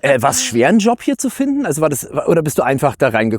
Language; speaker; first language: German; native; German